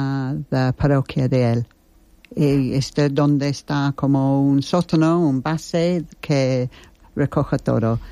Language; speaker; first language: Spanish; non-native, learner; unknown